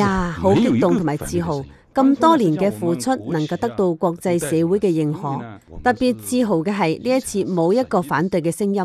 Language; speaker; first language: Chinese; native; Chinese